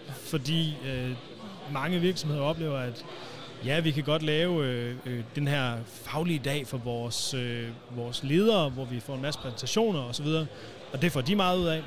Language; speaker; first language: Danish; native; Danish